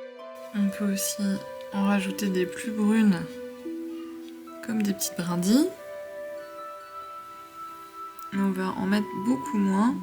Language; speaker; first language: French; native; French